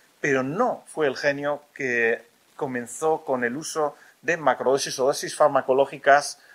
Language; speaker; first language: Spanish; native; Spanish